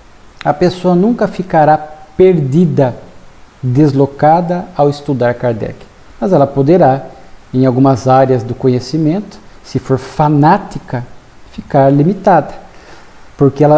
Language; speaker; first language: Portuguese; native; Portuguese